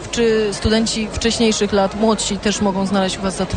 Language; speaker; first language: Polish; native; Polish